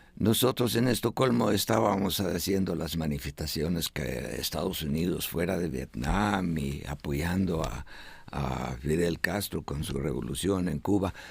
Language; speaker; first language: Spanish; non-native, fluent; Estonian